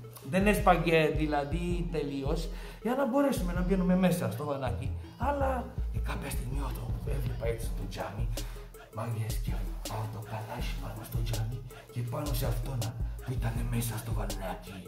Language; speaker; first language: Greek; non-native, fluent; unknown